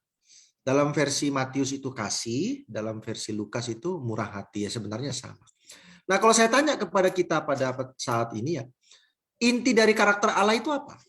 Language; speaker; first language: Indonesian; native; Indonesian